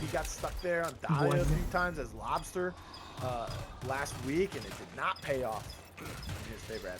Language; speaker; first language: English; native; English